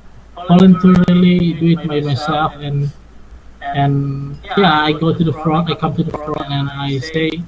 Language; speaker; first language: English; non-native, fluent; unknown